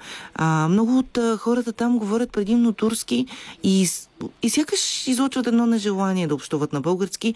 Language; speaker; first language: Bulgarian; native; Bulgarian